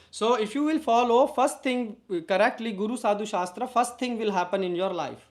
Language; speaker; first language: English; non-native, local second language; Hindi